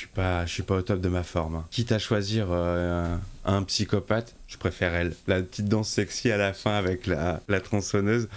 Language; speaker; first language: French; native; French